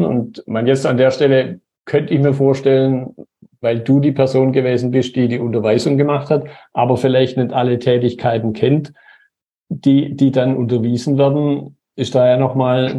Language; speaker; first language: German; native; German